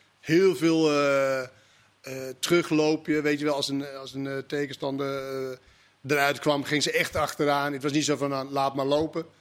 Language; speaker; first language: Dutch; native; Dutch